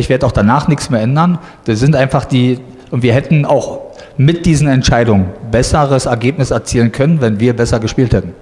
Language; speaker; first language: German; native; German